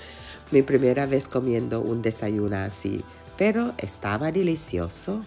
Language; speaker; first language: Spanish; non-native, learner; English